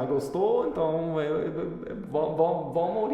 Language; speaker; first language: Portuguese; non-native, fluent; English